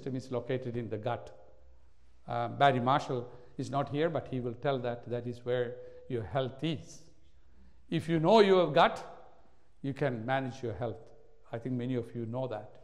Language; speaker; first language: English; non-native, local second language; Malayalam